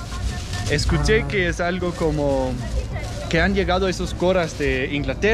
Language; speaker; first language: Spanish; non-native, learner; Danish